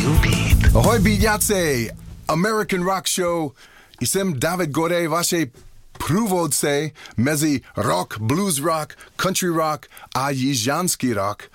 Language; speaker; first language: Czech; non-native, learner; English